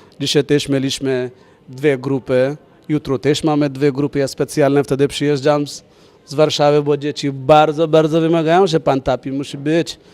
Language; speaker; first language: Polish; non-native, fluent; Punjabi